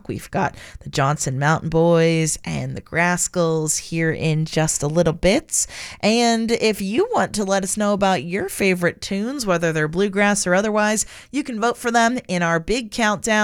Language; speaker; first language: English; native; English